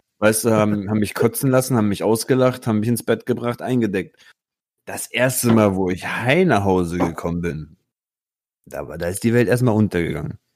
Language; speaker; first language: German; early bilingual, other home language; Italian